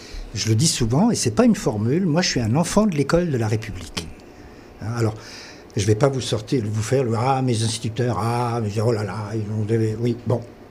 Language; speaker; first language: French; non-native, local second language; Catalan